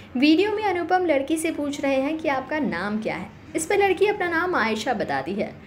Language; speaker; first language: Hindi; native; Hindi